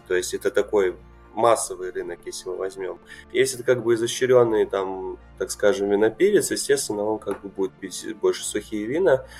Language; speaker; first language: Russian; early bilingual, other home language; Romanian